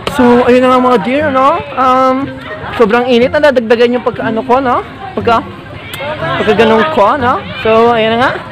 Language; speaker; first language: Filipino; non-native, local second language; Hiligaynon